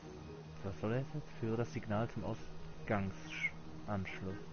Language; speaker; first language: German; native; German